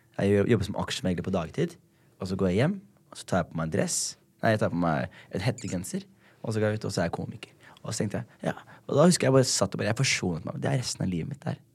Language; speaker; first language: Norwegian; early bilingual, other home language; Somali